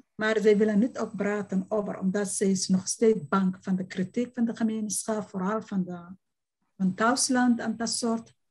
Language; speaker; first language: Dutch; non-native, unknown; Somali